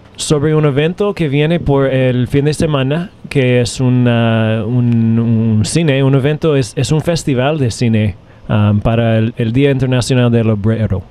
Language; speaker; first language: Spanish; non-native, fluent; English